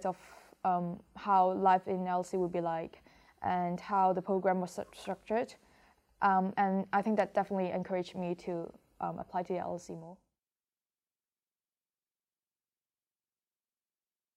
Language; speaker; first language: English; non-native, local second language; Cantonese